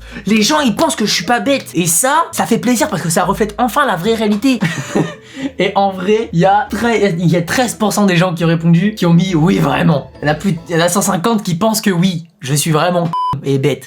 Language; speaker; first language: French; native; French